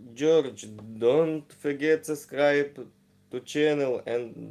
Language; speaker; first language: English; non-native, learner; Ukrainian